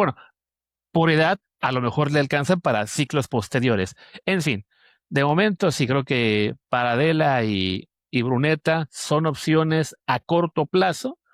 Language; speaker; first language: Spanish; native; Spanish